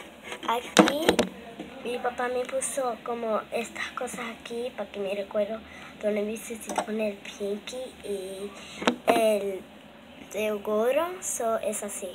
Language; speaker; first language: Spanish; early bilingual, heritage; Spanish